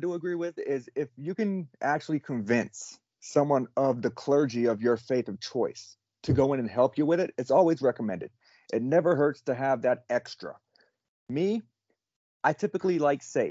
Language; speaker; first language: English; native; English